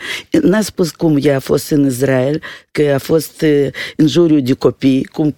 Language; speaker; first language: Romanian; non-native, local second language; Russian